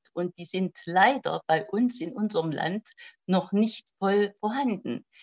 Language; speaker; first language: German; native; German